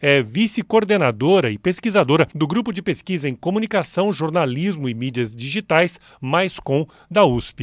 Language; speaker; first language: Portuguese; native; Portuguese